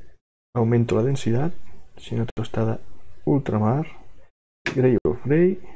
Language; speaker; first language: Spanish; non-native, local second language; Catalan